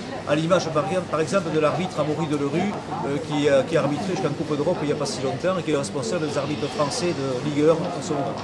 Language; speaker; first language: French; native; French